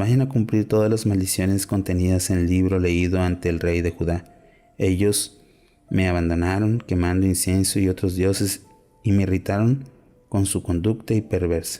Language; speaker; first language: Spanish; native; Spanish